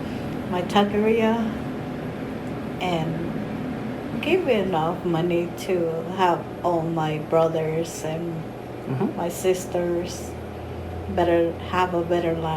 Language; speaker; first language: English; non-native, learner; Spanish